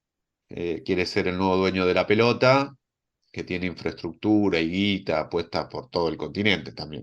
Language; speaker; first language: Spanish; native; Spanish